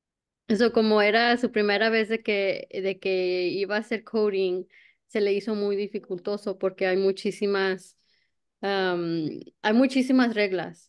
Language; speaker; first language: Spanish; early bilingual, heritage; Spanish